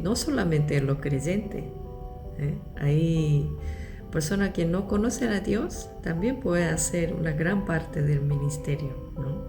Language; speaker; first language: Spanish; non-native, local second language; Korean